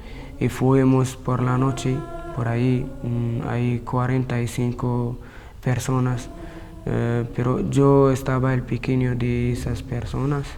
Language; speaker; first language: Spanish; non-native, learner; Arabic